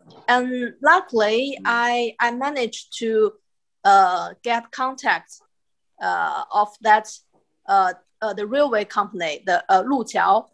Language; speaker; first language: English; non-native, fluent; Chinese